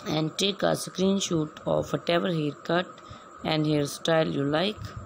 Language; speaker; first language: English; non-native, learner; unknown